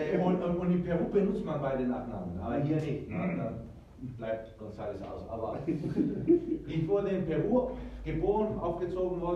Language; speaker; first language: German; early bilingual, heritage; Spanish